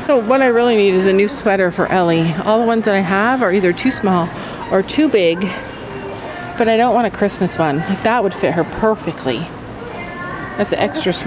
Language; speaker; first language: English; native; English